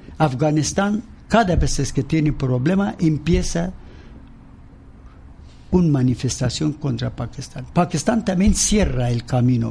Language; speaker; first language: Spanish; non-native, learner; Persian